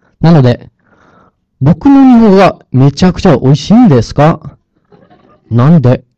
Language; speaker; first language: Japanese; non-native, learner; English